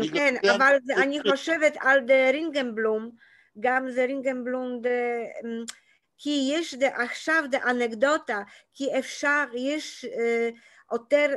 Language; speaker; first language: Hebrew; non-native, learner; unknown